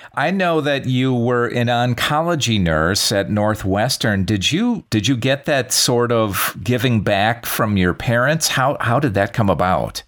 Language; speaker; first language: English; native; English